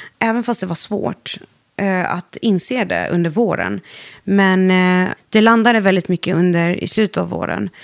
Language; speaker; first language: Swedish; early bilingual, other home language; Arabic